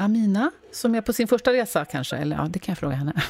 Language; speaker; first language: Swedish; native; Swedish